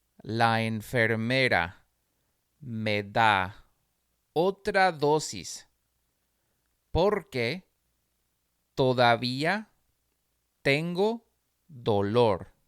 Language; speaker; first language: Spanish; non-native, fluent; English